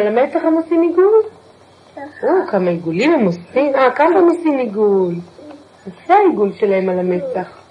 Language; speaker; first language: Hebrew; native; Hebrew